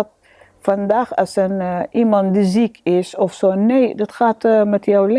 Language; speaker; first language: Dutch; non-native, learner; Arabic